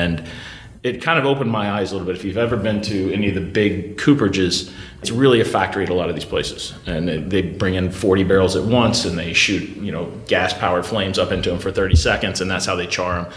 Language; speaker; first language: English; native; English